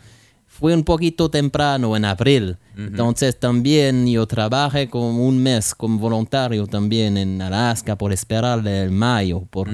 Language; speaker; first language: Spanish; non-native, learner; French